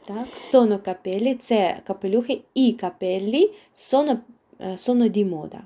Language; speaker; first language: Italian; non-native, fluent; Ukrainian